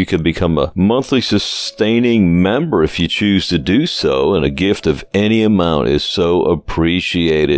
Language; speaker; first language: English; native; English